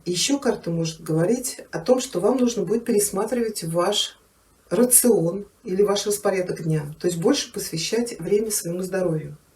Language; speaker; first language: Russian; native; Russian